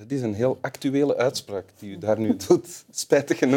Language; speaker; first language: Dutch; native; Dutch